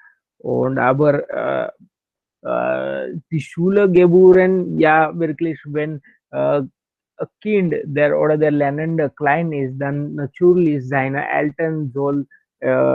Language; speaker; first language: German; non-native, learner; Hindi